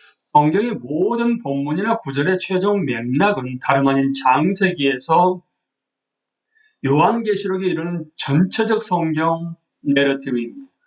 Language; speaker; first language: Korean; native; Korean